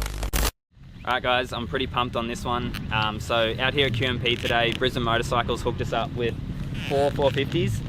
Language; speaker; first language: English; native; English